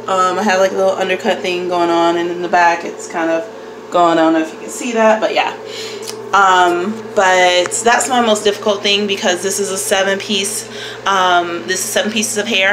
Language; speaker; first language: English; native; English